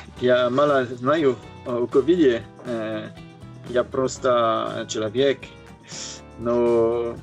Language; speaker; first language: Russian; non-native, learner; French